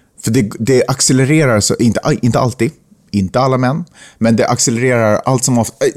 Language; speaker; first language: Swedish; native; Swedish